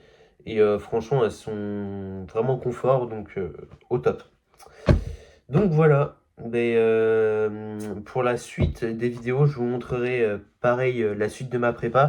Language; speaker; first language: French; native; French